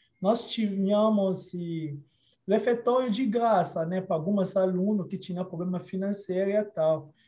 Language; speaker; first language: Portuguese; non-native, fluent; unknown